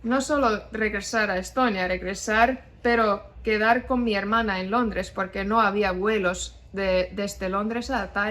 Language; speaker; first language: Spanish; non-native, fluent; Estonian